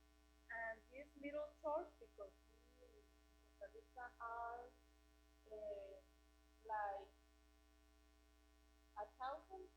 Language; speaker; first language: English; non-native, learner; Spanish